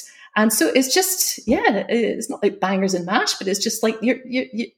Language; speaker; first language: English; native; English